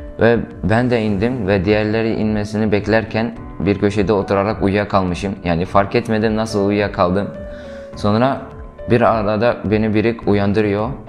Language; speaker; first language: Turkish; non-native, fluent; Uyghur